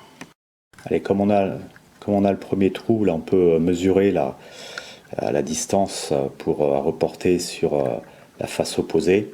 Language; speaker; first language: French; native; French